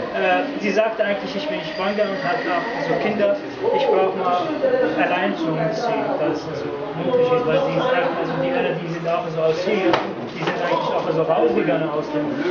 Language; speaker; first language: German; non-native, learner; Arabic